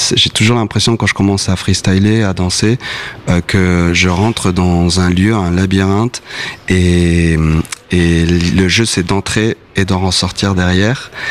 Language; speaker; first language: French; non-native, fluent; Spanish